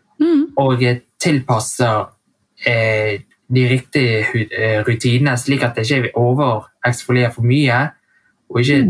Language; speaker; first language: Norwegian; early bilingual, heritage; Vietnamese